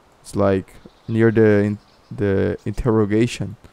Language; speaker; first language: English; non-native, fluent; Portuguese